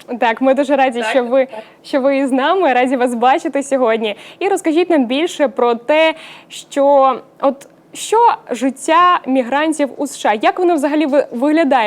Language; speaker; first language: Ukrainian; native; Ukrainian